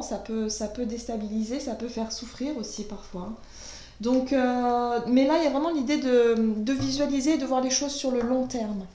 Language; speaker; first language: French; native; French